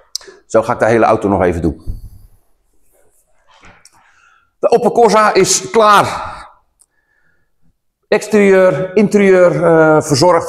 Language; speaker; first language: Dutch; native; Dutch